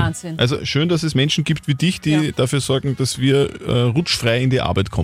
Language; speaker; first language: German; native; German